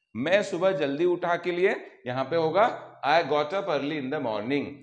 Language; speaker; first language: Hindi; non-native, local second language; Marathi